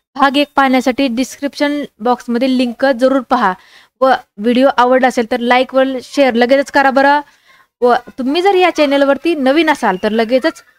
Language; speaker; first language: Marathi; native; Marathi